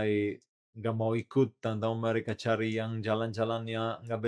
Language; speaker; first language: Indonesian; non-native, learner; Italian